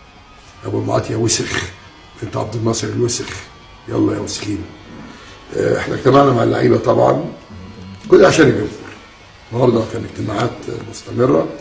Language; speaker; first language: Arabic; native; Arabic